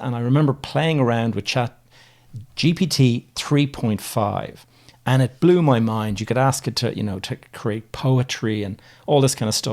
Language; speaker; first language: English; native; English